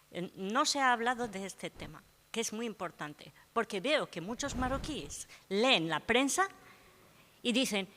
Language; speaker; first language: Spanish; non-native, fluent; Arabic